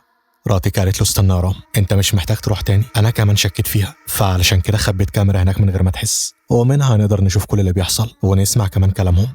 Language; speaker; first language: Arabic; native; Arabic